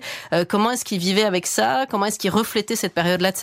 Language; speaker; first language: French; native; French